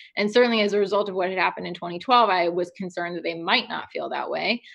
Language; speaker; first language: English; native; English